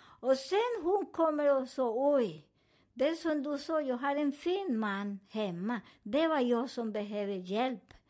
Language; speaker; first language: Swedish; non-native, fluent; Spanish